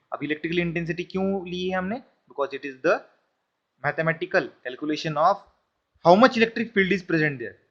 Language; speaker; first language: Hindi; non-native, local second language; Marathi